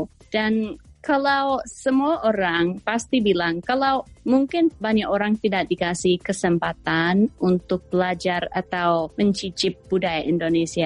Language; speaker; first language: Indonesian; non-native, fluent; English